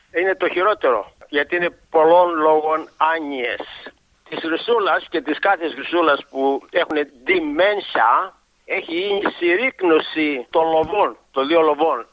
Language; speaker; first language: Greek; native; Greek